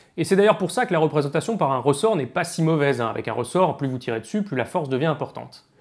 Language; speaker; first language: French; native; French